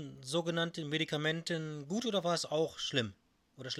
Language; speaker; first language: German; native; German